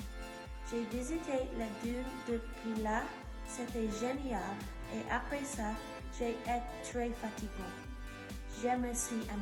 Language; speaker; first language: French; non-native, learner; English